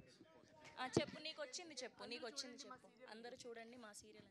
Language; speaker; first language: Telugu; native; Telugu